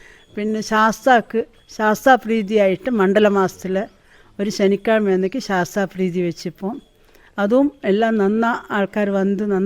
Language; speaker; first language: Malayalam; non-native, local second language; Tamil